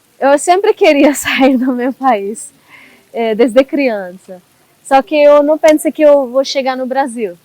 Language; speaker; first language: Portuguese; non-native, learner; Hindi